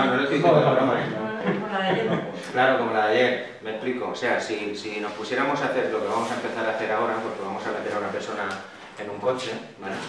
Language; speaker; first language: Spanish; native; Spanish